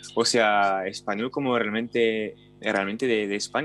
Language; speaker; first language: Spanish; non-native, fluent; French